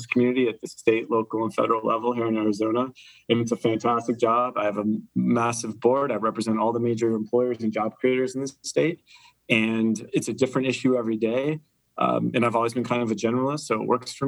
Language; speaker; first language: English; native; English